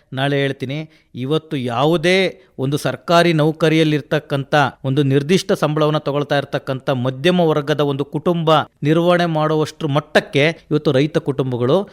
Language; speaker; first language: Kannada; native; Kannada